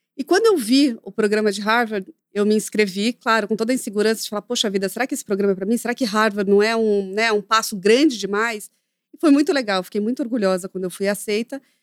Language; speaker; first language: Portuguese; native; Portuguese